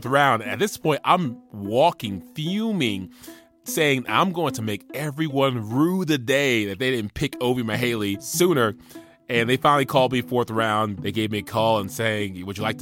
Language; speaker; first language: English; native; English